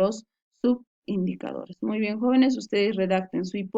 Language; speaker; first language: Spanish; native; Spanish